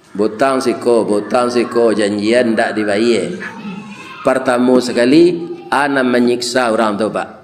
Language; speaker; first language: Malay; non-native, local second language; Minangkabau